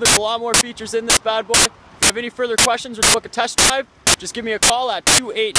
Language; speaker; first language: English; native; English